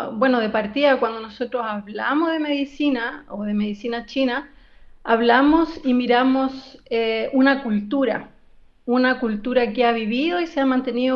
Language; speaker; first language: Spanish; native; Spanish